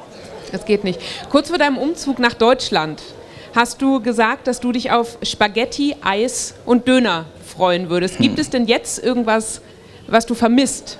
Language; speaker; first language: German; native; German